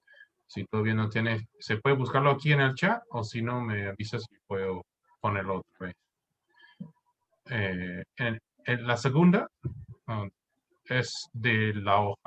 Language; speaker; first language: Spanish; non-native, fluent; English